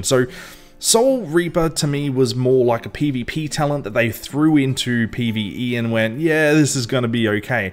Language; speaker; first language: English; native; English